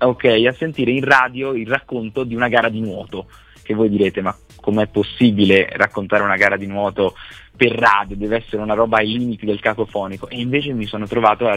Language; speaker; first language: Italian; native; Italian